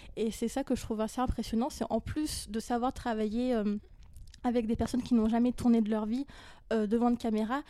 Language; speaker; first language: French; native; French